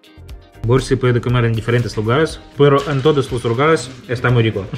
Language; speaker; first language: Spanish; non-native, fluent; Russian